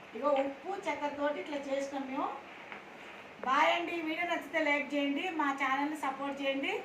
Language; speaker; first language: Telugu; native; Telugu